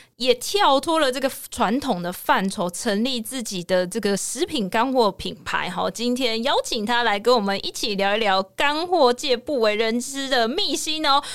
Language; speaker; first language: Chinese; native; Chinese